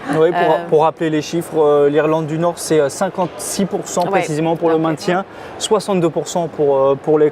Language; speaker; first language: French; native; French